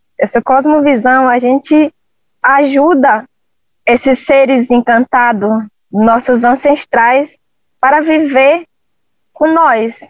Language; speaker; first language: Portuguese; non-native, local second language; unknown